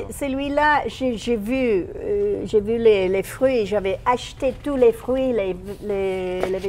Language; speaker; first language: French; non-native, fluent; English